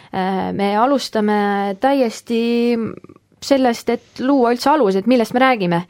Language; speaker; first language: Estonian; early bilingual, heritage; Estonian